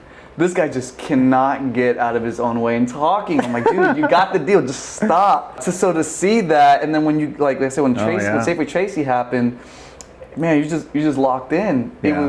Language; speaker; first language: English; native; English